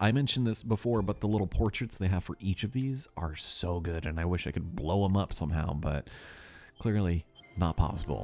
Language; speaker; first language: English; native; English